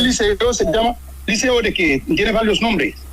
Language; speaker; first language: Spanish; native; Spanish